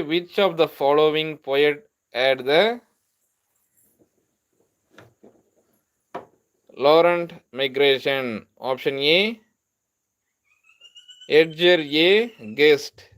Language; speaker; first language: English; non-native, local second language; Tamil